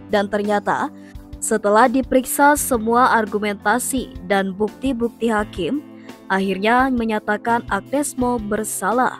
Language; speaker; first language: Indonesian; native; Indonesian